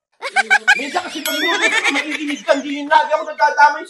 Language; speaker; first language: Filipino; native; Filipino